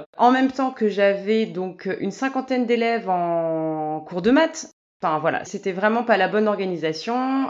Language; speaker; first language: French; native; French